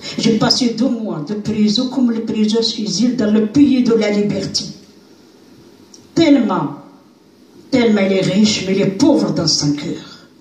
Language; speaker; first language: French; non-native, learner; Arabic